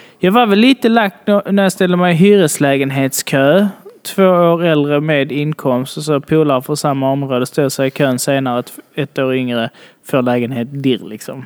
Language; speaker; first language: Swedish; early bilingual, other home language; Bangla